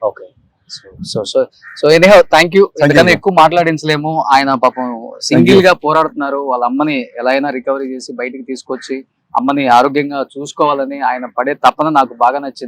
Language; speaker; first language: Telugu; native; Telugu